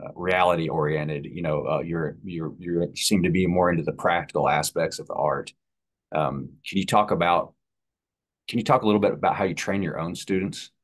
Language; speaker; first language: English; native; English